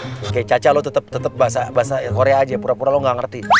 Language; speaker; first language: Indonesian; native; Indonesian